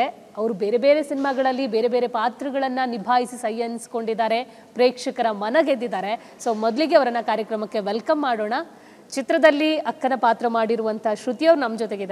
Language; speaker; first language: Kannada; native; Kannada